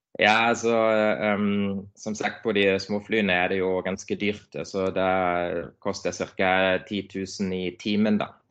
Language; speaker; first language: Norwegian; non-native, fluent; German